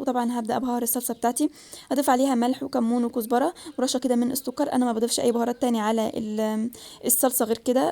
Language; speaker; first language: Arabic; native; Arabic